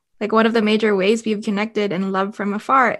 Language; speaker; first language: English; non-native, local second language; Filipino